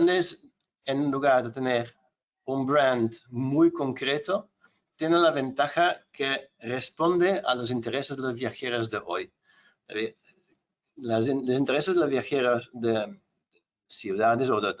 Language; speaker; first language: Spanish; non-native, fluent; Dutch